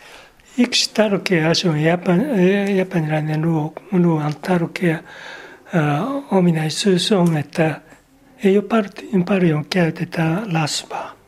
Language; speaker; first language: Finnish; non-native, learner; Japanese